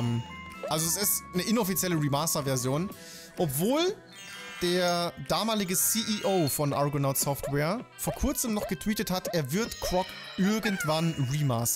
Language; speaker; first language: German; native; German